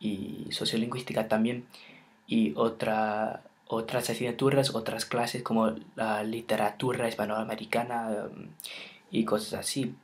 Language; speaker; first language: Spanish; non-native, fluent; English